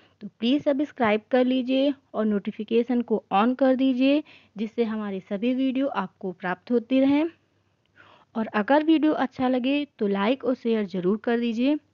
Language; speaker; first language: Hindi; native; Hindi